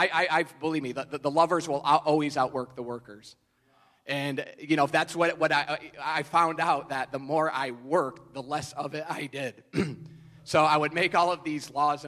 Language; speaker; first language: English; native; English